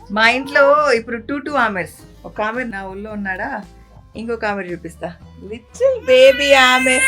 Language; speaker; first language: Telugu; non-native, local second language; Urdu